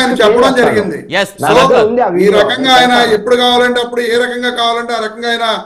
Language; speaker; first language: Telugu; native; Telugu